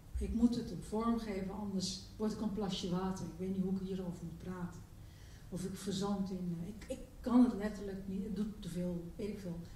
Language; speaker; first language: Dutch; early bilingual, other home language; Turkish